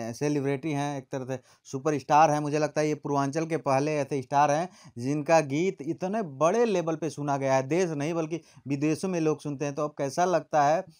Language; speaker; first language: Hindi; native; Hindi